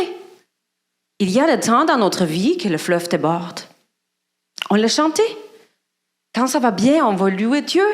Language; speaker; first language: French; non-native, fluent; German